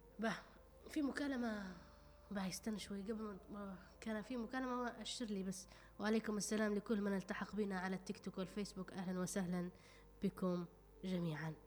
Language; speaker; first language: Arabic; native; Arabic